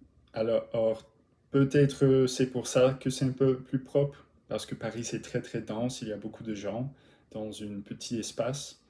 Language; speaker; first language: French; non-native, learner; English